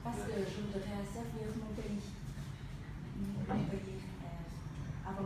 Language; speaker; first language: French; non-native, learner; Vietnamese